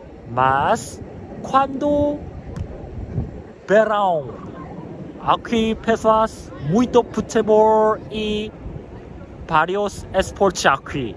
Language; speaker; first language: Portuguese; non-native, learner; Korean